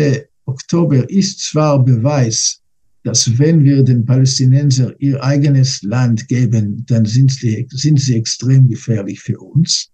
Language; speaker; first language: German; non-native, fluent; English